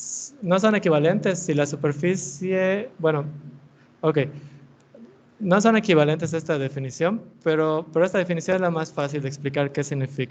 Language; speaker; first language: Spanish; native; Spanish